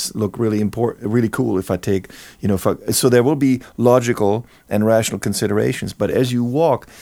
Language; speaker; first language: English; non-native, fluent; German